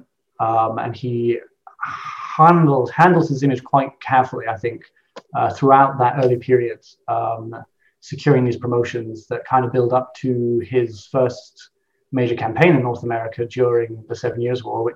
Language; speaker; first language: English; native; English